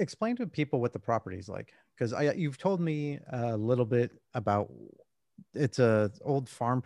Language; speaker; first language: English; native; English